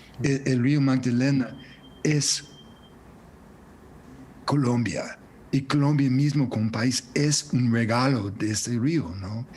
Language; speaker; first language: Spanish; non-native, fluent; English